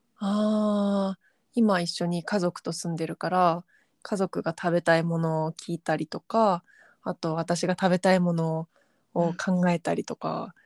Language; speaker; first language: Japanese; native; Japanese